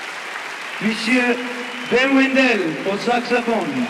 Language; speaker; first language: French; non-native, learner; Armenian